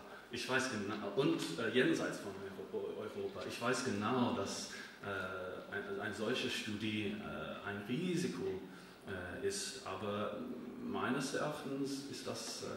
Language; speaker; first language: German; non-native, fluent; English